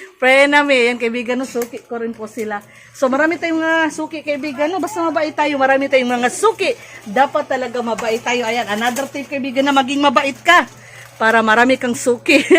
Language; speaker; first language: Filipino; native; Filipino